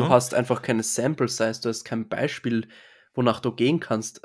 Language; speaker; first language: German; native; German